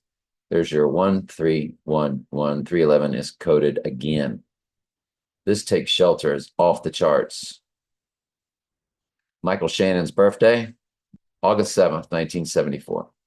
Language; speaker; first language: English; native; English